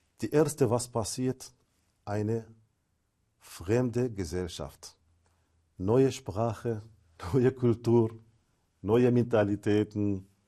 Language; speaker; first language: German; non-native, fluent; Arabic